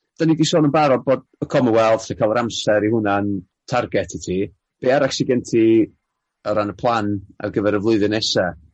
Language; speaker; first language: Welsh; native; Welsh